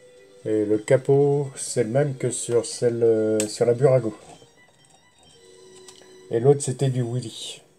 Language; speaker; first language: French; native; French